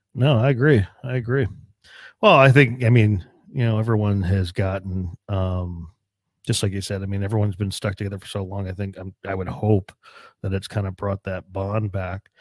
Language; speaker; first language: English; native; English